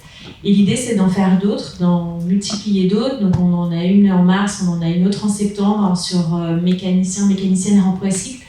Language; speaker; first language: French; native; French